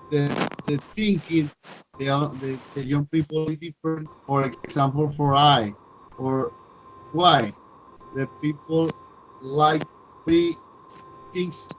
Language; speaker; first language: English; non-native, learner; Spanish